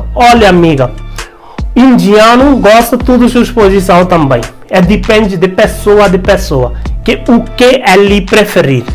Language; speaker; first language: Portuguese; non-native, learner; Hindi